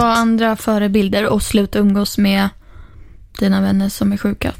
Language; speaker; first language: Swedish; native; Swedish